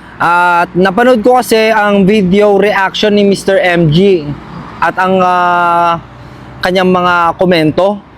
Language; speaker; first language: Filipino; native; Filipino